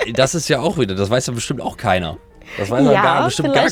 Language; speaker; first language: German; native; German